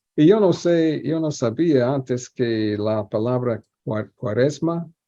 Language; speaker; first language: Spanish; non-native, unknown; English